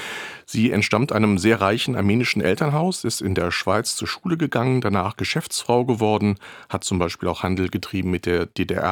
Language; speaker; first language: German; native; German